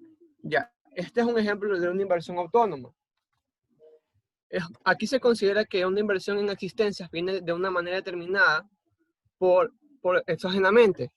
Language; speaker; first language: Spanish; native; Spanish